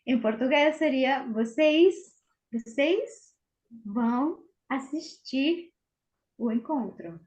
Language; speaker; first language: Portuguese; non-native, fluent; Spanish